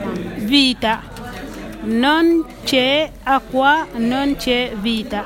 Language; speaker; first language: Italian; non-native, learner; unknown